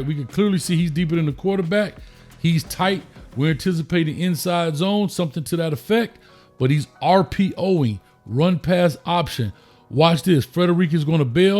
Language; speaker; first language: English; native; English